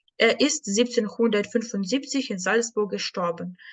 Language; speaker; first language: German; non-native, fluent; Ukrainian